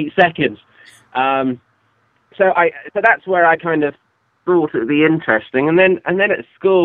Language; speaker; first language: English; native; English